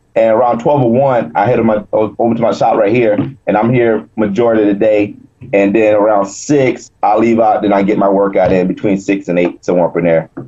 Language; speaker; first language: English; native; English